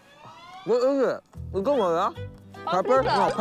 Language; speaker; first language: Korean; non-native, learner; English